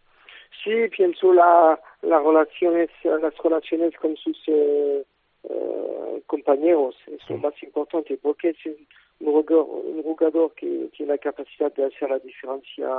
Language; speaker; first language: Spanish; non-native, fluent; French